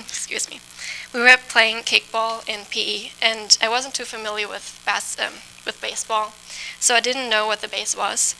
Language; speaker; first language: English; non-native, fluent; German